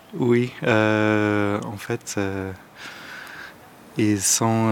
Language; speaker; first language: French; non-native, learner; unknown